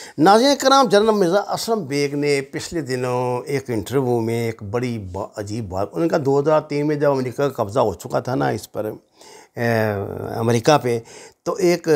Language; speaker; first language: Urdu; native; Urdu